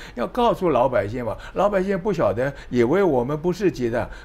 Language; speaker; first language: Chinese; native; Chinese